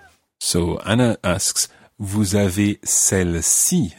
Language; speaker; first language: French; non-native, fluent; English